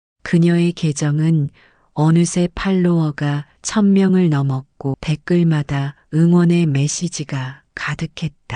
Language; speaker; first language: Korean; native; Korean